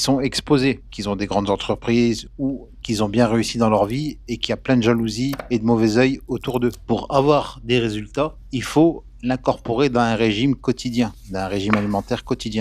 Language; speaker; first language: French; native; French